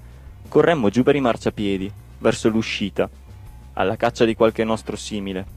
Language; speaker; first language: Italian; native; Italian